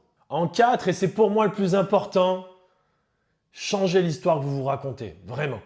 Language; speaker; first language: French; native; French